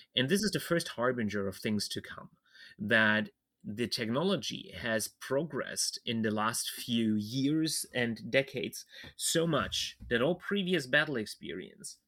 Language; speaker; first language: English; non-native, fluent; German